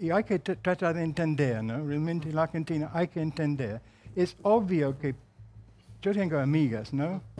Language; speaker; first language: Spanish; non-native, fluent; English